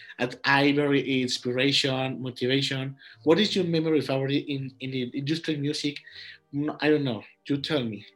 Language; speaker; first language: English; non-native, learner; Spanish